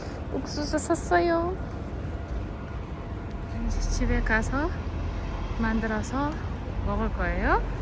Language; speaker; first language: Korean; non-native, learner; Uzbek